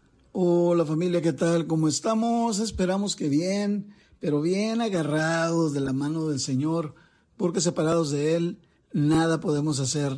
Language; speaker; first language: Spanish; native; Spanish